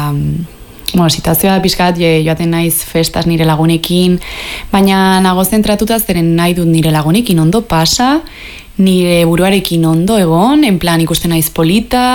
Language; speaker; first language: Basque; non-native, local second language; Spanish